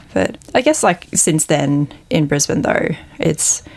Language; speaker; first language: English; native; English